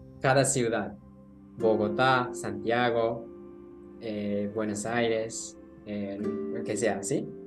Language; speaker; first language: Spanish; non-native, learner; Japanese